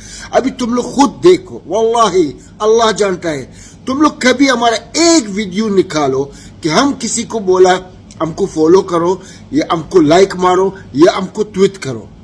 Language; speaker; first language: Hindi; non-native, learner; Arabic